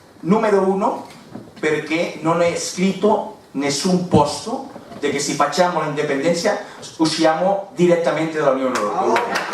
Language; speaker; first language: Italian; non-native, fluent; Catalan